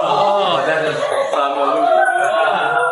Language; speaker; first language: Russian; non-native, fluent; Chinese